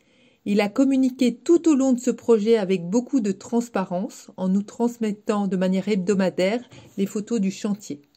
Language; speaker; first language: French; native; French